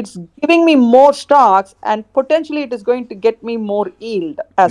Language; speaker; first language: English; non-native, fluent; Khmer